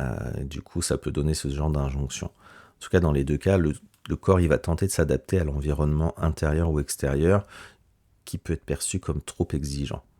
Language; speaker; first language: French; native; French